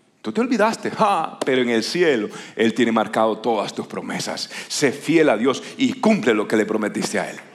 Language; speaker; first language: Spanish; native; Spanish